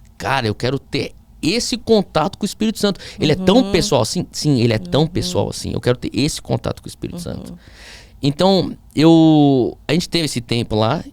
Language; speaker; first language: Portuguese; early bilingual, heritage; Portuguese